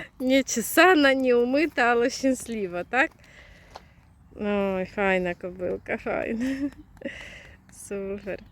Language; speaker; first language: Polish; non-native, learner; Ukrainian